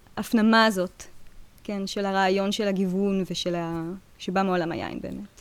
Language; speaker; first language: Hebrew; native; Hebrew